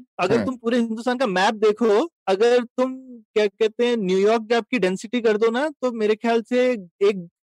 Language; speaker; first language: Hindi; native; Hindi